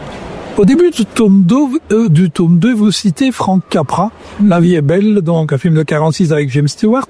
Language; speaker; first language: French; native; French